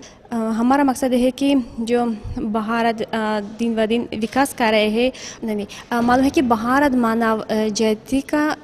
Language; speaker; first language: Hindi; non-native, fluent; Tajik